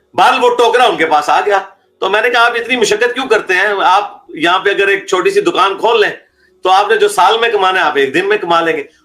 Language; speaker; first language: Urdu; non-native, local second language; Punjabi